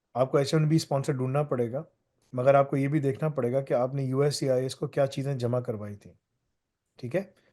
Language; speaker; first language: Urdu; native; Urdu